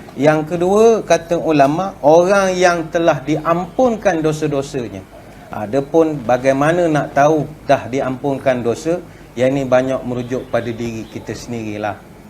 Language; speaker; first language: Malay; native; Malay